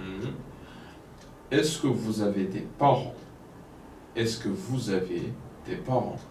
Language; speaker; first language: French; non-native, fluent; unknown